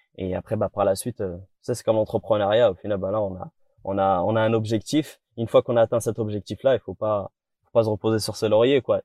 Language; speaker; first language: French; native; French